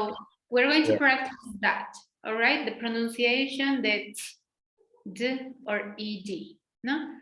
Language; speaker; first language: English; non-native, fluent; Spanish